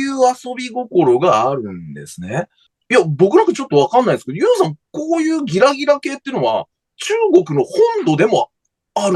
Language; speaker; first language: Japanese; native; Japanese